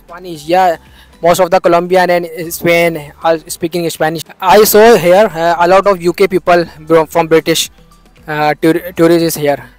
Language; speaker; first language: English; non-native, learner; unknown